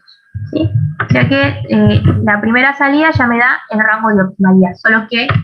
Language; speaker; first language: Spanish; native; Spanish